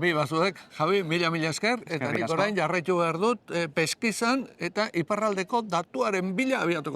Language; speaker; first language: Basque; native; Basque